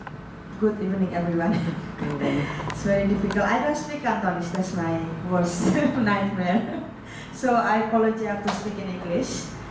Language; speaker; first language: English; non-native, fluent; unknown